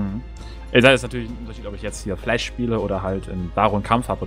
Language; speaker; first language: German; native; German